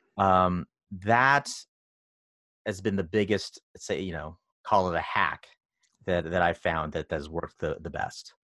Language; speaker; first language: English; early bilingual, other home language; Filipino